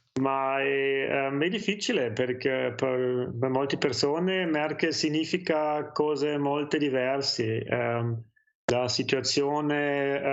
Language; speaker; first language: Italian; non-native, fluent; German